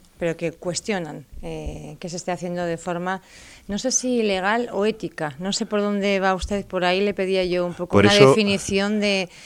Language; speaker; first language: Spanish; native; Spanish